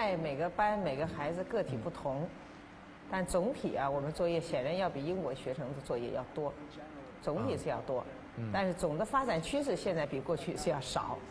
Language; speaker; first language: Chinese; native; Chinese